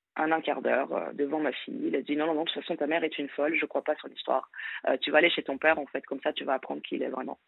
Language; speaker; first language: French; non-native, fluent; Portuguese